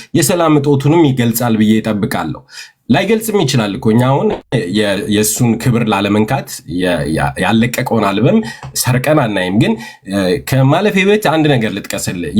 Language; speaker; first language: Amharic; non-native, local second language; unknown